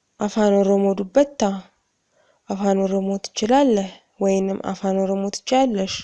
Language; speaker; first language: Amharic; non-native, local second language; Oromo